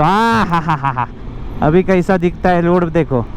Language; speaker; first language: Hindi; non-native, local second language; Marathi